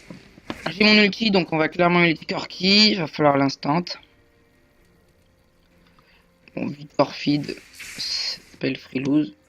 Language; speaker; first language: French; native; French